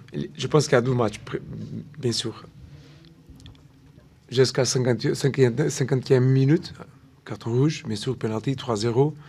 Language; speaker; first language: French; non-native, learner; Portuguese